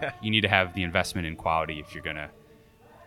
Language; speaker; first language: English; native; English